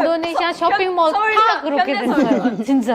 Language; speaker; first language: Korean; non-native, fluent; Indonesian